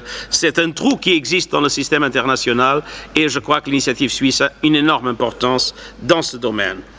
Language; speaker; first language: French; non-native, fluent; Portuguese